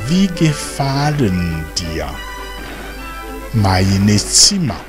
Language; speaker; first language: German; non-native, learner; Rundi